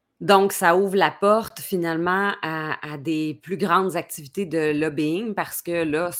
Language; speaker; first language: French; native; French